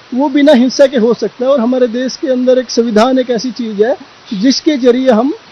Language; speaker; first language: Hindi; native; Hindi